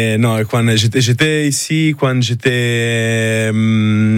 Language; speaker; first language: French; non-native, learner; Italian